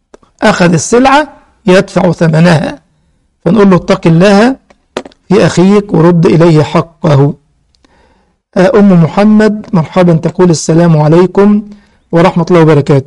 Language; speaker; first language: Arabic; native; Arabic